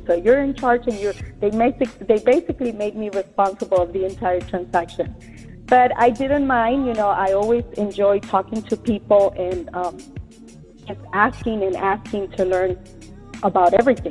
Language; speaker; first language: English; early bilingual, other home language; Spanish